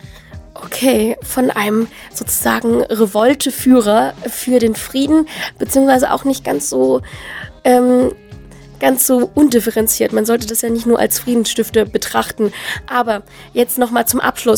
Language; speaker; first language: German; native; German